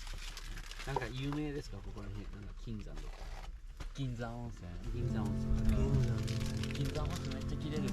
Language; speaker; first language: Japanese; native; Japanese